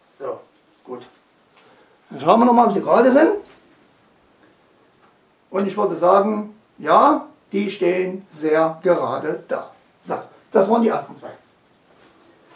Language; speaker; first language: German; native; German